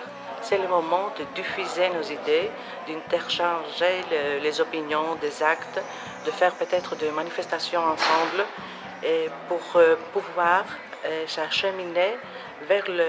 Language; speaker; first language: French; non-native, learner; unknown